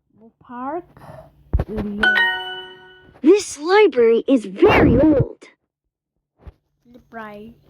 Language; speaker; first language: English; non-native, learner; Turkish